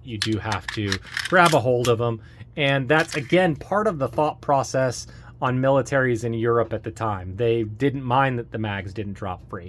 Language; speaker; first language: English; native; English